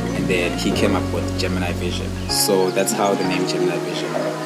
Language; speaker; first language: English; non-native, local second language; Xhosa